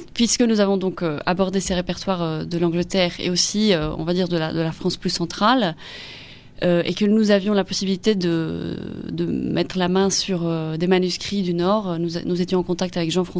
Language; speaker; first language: French; non-native, fluent; Spanish